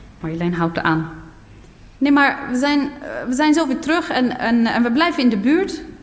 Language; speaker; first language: Dutch; early bilingual, other home language; Riffian